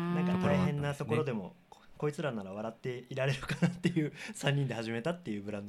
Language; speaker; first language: Japanese; native; Japanese